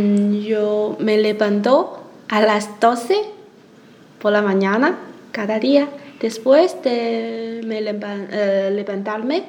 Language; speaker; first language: Spanish; non-native, learner; Chinese